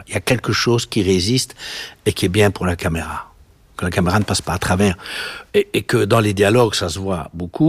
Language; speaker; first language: French; native; French